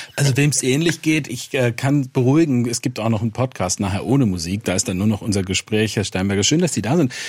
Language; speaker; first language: German; native; German